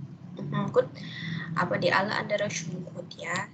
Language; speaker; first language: German; non-native, learner; Indonesian